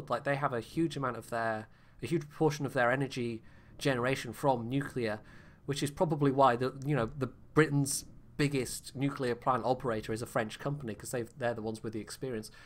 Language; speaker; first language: English; native; English